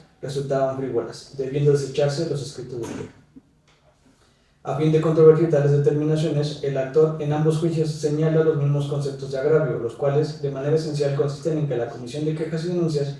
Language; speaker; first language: Spanish; native; Spanish